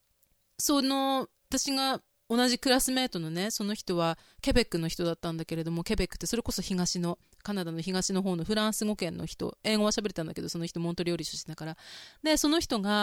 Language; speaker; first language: Japanese; native; Japanese